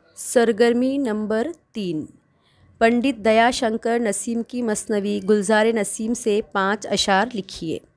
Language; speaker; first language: Urdu; native; Urdu